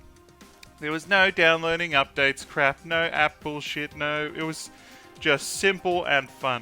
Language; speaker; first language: English; native; English